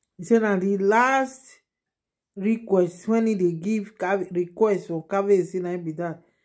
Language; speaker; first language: Nigerian Pidgin; non-native, local second language; Yoruba